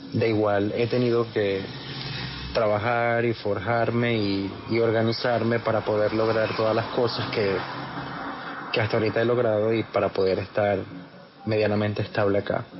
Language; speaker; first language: Spanish; native; Spanish